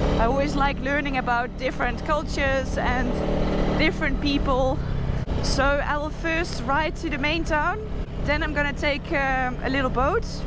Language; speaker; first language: English; non-native, fluent; Dutch